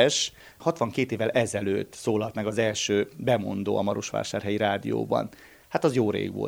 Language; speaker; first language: Hungarian; native; Hungarian